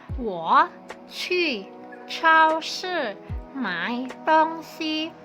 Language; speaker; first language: Chinese; non-native, fluent; Indonesian